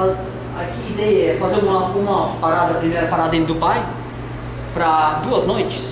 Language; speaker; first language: Portuguese; non-native, learner; Russian